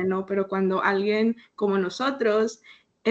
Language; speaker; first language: Spanish; early bilingual, heritage; Spanish